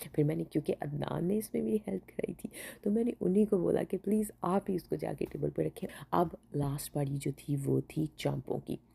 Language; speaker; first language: Hindi; native; Hindi